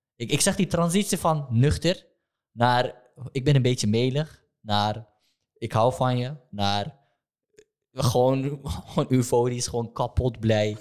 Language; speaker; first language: Dutch; early bilingual, other home language; Turkish